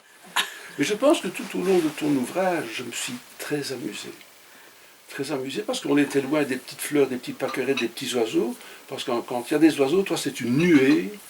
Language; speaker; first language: French; native; French